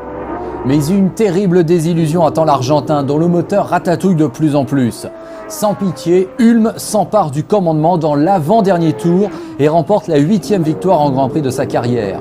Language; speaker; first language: French; native; French